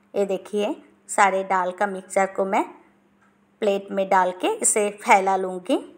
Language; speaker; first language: Hindi; non-native, local second language; Bangla